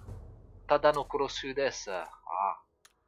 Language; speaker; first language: Japanese; non-native, learner; French